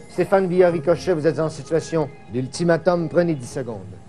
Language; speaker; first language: French; native; French